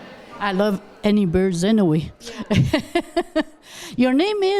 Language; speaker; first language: English; non-native, local second language; French